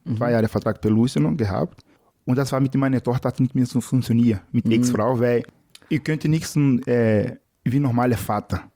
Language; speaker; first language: German; non-native, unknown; Portuguese